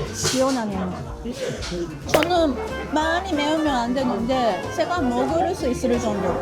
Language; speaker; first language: Korean; non-native, fluent; Japanese